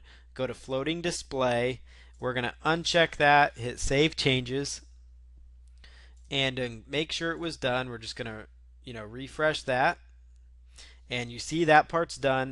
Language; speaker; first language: English; native; English